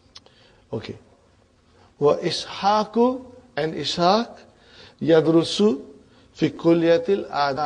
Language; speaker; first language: Arabic; non-native, fluent; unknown